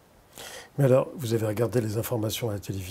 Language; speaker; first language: French; native; French